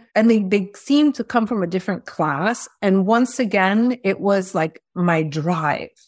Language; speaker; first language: English; early bilingual, other home language; Spanish